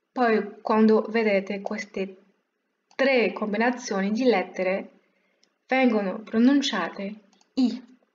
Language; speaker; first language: Italian; non-native, fluent; French